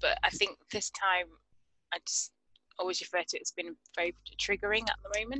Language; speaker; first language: English; native; English